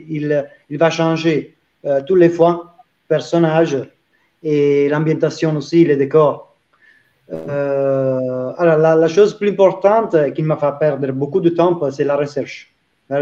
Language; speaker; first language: French; non-native, learner; Italian